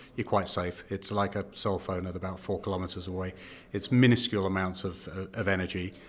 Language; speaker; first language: English; native; English